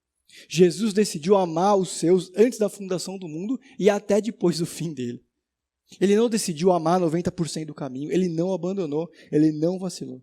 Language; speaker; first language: Portuguese; native; Portuguese